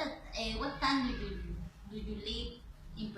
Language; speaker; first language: English; non-native, learner; Spanish